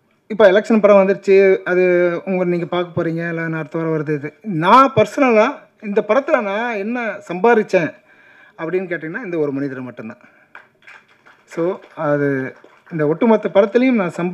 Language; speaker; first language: Tamil; native; Tamil